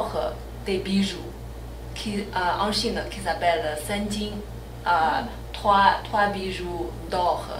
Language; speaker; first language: French; non-native, learner; Chinese